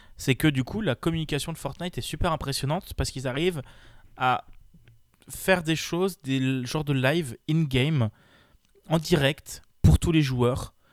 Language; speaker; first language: French; native; French